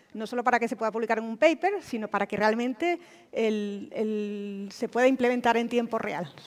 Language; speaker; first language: Spanish; native; Spanish